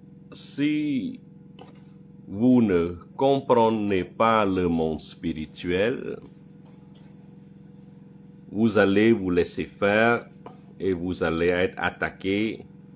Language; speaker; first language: French; non-native, fluent; Khmer